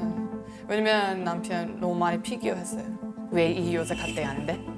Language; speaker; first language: Korean; non-native, learner; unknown